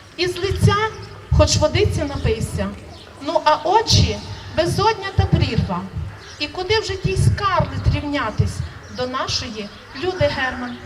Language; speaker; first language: Ukrainian; native; Ukrainian